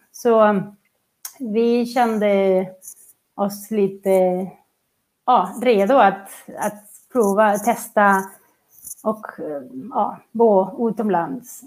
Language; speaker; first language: Swedish; non-native, fluent; Catalan